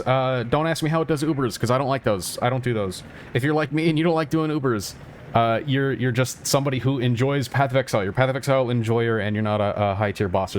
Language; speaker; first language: English; native; English